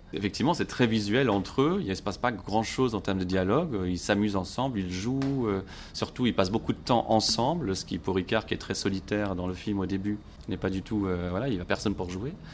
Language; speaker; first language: French; non-native, local second language; Luxembourgish